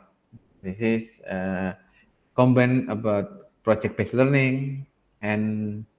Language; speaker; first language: English; non-native, learner; Indonesian